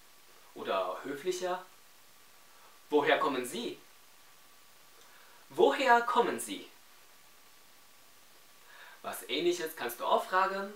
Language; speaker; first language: German; non-native, fluent; Chinese